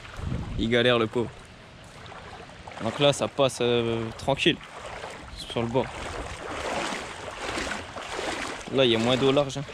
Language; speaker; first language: French; native; French